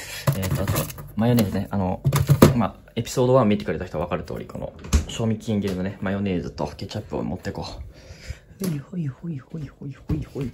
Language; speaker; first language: Japanese; native; Japanese